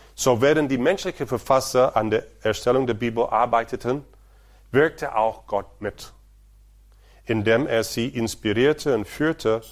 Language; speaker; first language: German; non-native, fluent; Portuguese